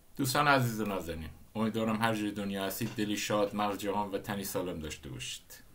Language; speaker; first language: Persian; non-native, local second language; Kurdish